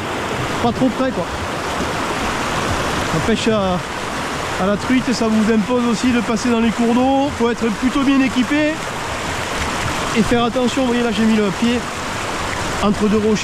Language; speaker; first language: French; native; French